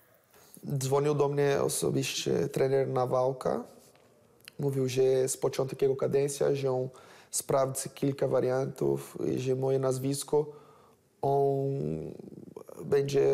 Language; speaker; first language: Polish; non-native, learner; Portuguese